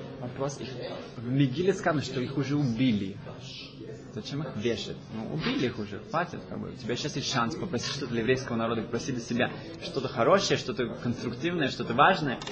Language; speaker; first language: Russian; early bilingual, heritage; Russian